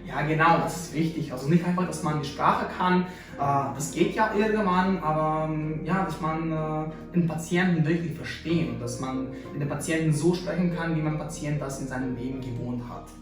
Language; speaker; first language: German; non-native, fluent; Serbian